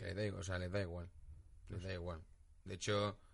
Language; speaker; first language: Spanish; native; Spanish